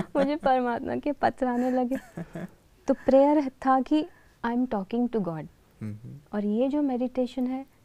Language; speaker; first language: Hindi; native; Hindi